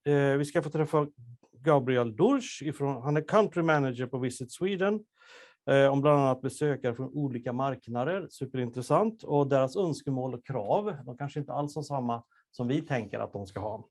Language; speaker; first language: Swedish; native; Swedish